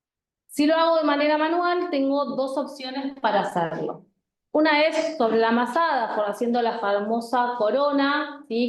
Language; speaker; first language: Spanish; native; Spanish